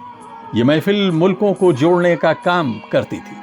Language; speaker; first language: Hindi; native; Hindi